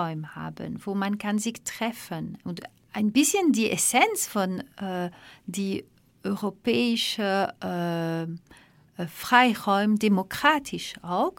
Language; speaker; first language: German; non-native, fluent; French